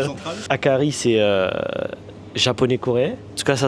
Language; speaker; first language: French; native; French